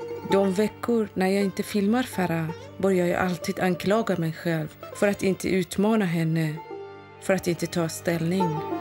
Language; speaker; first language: Swedish; non-native, fluent; Persian